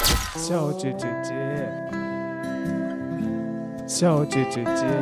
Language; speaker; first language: Chinese; non-native, learner; Kazakh